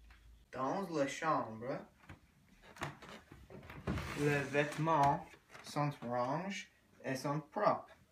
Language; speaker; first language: French; non-native, learner; English